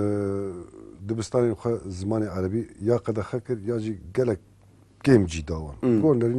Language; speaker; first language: Kurdish; native; Kurdish